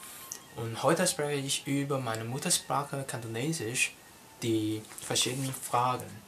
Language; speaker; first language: German; non-native, learner; Cantonese